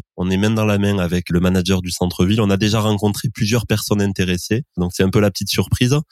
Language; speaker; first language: French; native; French